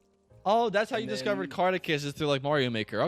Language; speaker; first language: English; native; English